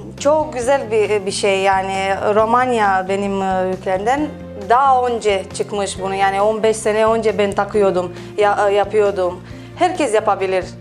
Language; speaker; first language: Turkish; non-native, fluent; Romanian